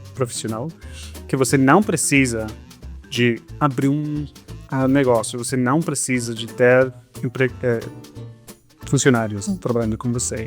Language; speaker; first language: Portuguese; non-native, fluent; Spanish